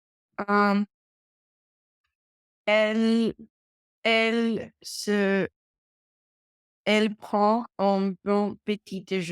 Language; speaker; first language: French; non-native, learner; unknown